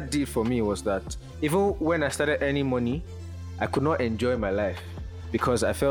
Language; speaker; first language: English; non-native, local second language; Yoruba